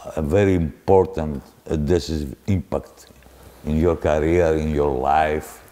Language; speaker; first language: English; non-native, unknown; Greek